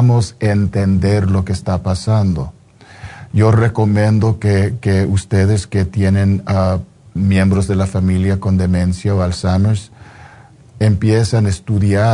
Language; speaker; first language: Spanish; non-native, fluent; English